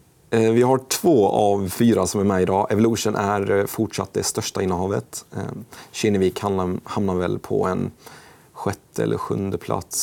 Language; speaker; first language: Swedish; non-native, fluent; Arabic